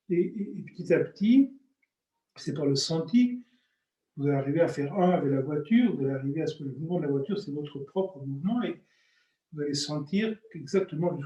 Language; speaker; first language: French; native; French